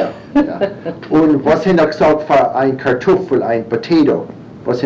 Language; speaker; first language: German; early bilingual, heritage; English